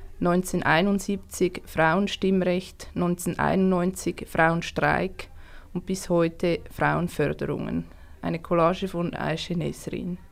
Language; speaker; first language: German; native; German